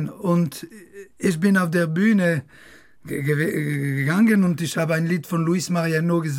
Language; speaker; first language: German; non-native, learner; French